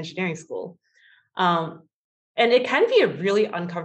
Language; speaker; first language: English; native; English